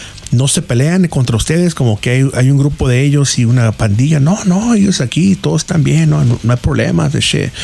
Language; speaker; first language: Spanish; early bilingual, heritage; Spanish